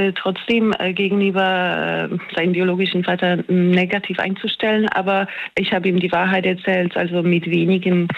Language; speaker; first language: German; non-native, fluent; Polish